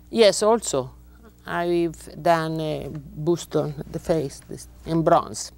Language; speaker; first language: English; non-native, learner; Italian